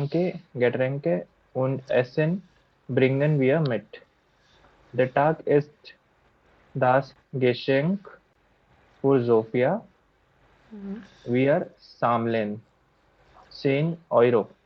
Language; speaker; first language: German; non-native, learner; Hindi